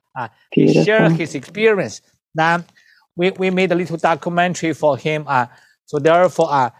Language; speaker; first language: English; non-native, learner; Chinese